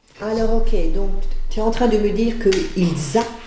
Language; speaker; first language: French; native; French